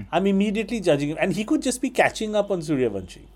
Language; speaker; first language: English; non-native, local second language; Bangla